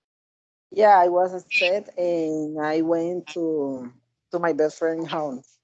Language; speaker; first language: English; non-native, learner; Spanish